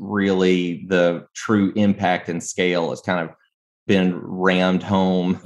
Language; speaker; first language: English; native; English